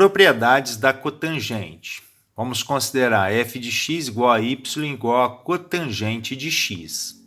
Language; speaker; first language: Portuguese; native; Portuguese